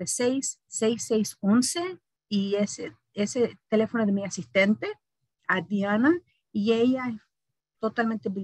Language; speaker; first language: Spanish; early bilingual, heritage; Spanish